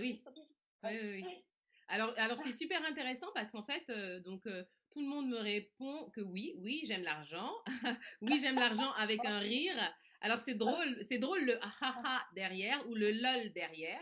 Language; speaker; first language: French; native; French